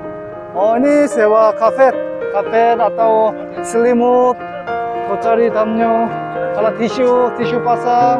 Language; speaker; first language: Indonesian; non-native, fluent; Korean